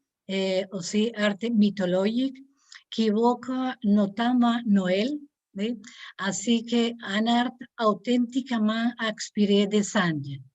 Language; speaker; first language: French; non-native, learner; Spanish